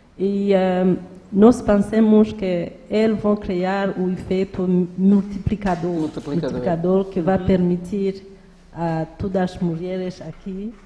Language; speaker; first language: Portuguese; non-native, learner; Kinyarwanda